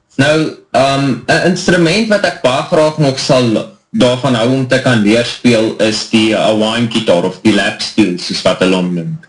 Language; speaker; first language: Afrikaans; native; Afrikaans